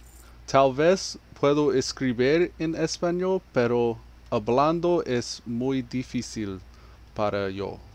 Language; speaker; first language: Spanish; non-native, learner; English